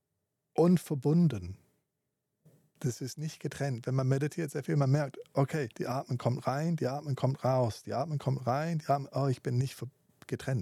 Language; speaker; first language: German; non-native, fluent; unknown